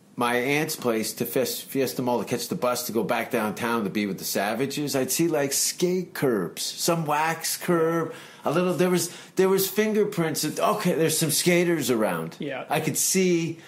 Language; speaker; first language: English; native; English